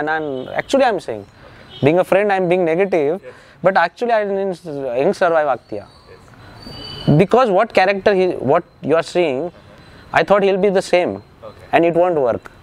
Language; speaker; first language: Kannada; non-native, learner; Nepali